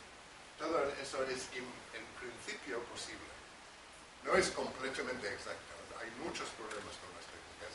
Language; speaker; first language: Spanish; non-native, fluent; English